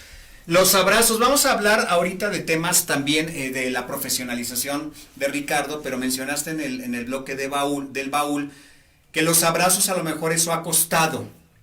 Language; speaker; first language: Spanish; native; Spanish